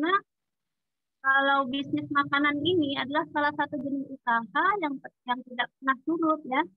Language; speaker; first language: Indonesian; native; Indonesian